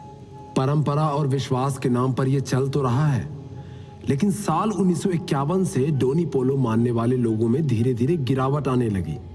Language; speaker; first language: Hindi; native; Hindi